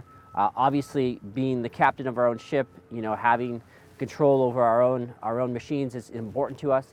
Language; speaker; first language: English; native; English